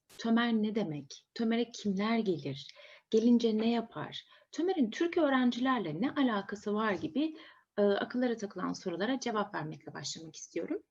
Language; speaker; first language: Turkish; native; Turkish